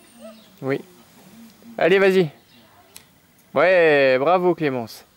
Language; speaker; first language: French; native; French